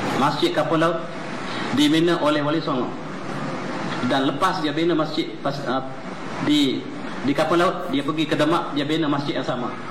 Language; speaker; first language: Malay; native; Malay